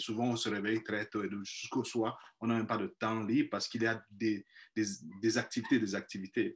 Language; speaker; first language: French; non-native, fluent; Igbo